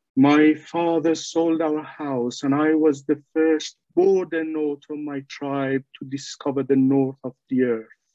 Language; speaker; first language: English; non-native, fluent; Persian